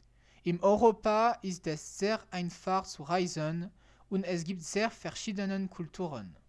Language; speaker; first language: German; non-native, learner; French